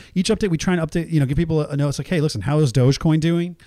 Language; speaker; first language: English; native; English